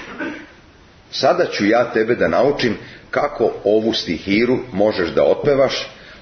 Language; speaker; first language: Serbian; native; Serbian